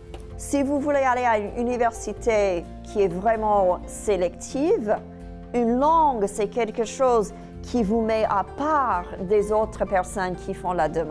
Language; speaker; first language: French; non-native, fluent; English